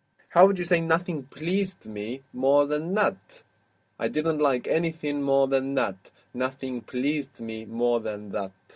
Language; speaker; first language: English; native; English